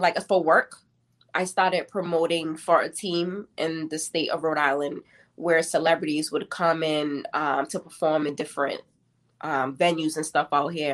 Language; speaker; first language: English; native; English